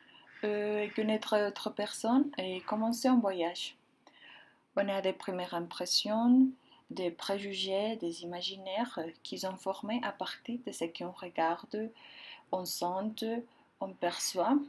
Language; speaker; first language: French; non-native, learner; Spanish